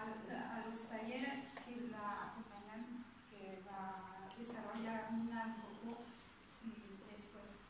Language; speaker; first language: Spanish; non-native, fluent; French